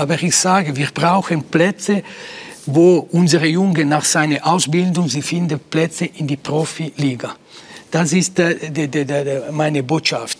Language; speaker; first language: German; non-native, local second language; Italian